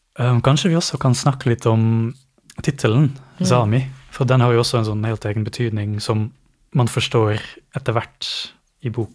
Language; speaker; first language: Norwegian; native; Norwegian